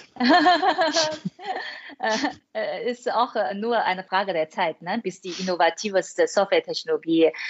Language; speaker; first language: German; non-native, fluent; Chinese